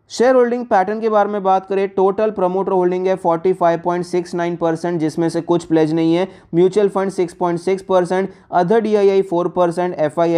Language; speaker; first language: Hindi; native; Hindi